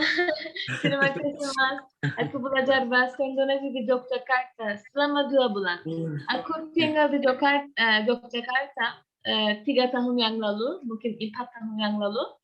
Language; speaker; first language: Indonesian; non-native, learner; Turkish